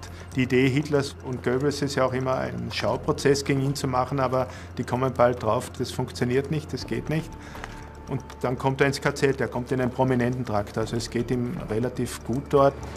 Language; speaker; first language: German; native; German